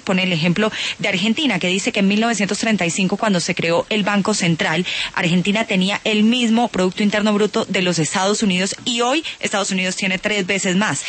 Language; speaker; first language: Spanish; native; Spanish